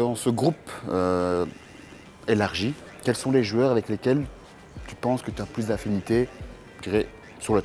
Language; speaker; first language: French; native; French